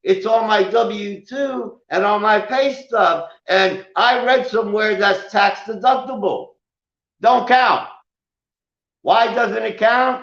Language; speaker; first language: English; native; English